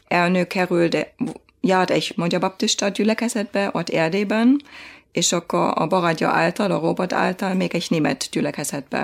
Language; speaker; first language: Hungarian; non-native, fluent; German